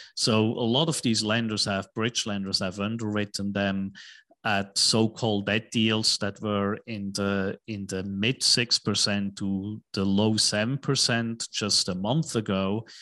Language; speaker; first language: English; non-native, fluent; German